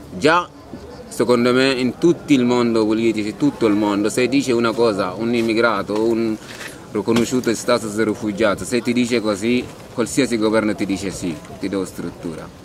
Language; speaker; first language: Italian; non-native, fluent; Arabic